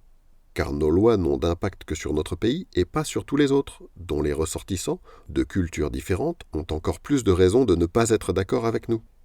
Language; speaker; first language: French; native; French